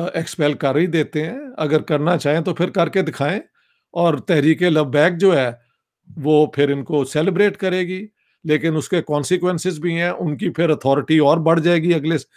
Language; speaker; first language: Urdu; non-native, local second language; Punjabi